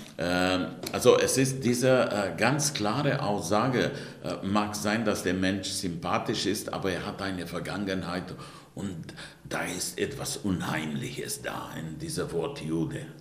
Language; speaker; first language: German; non-native, fluent; Romanian